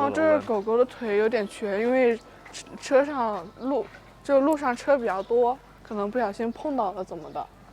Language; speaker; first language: Chinese; native; Chinese